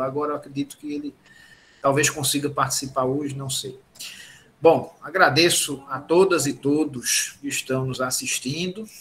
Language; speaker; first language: Portuguese; native; Portuguese